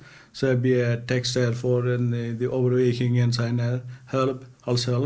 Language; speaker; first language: Dutch; non-native, fluent; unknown